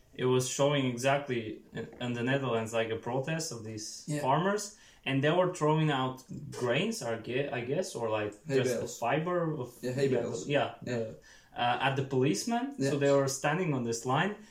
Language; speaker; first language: English; non-native, fluent; Dutch